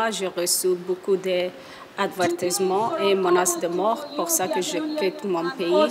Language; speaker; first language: French; non-native, learner; Persian